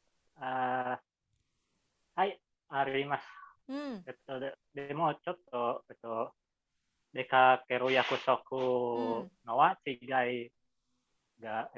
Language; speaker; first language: Japanese; non-native, learner; Indonesian